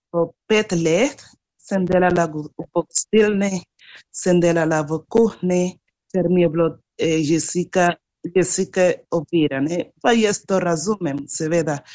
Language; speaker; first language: Slovenian; non-native, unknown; Spanish